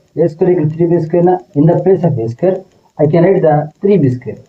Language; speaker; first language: English; non-native, local second language; Telugu